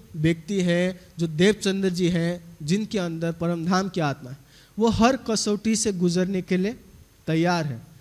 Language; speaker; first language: Hindi; native; Hindi